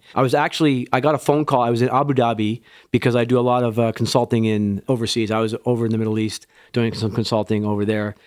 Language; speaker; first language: English; native; English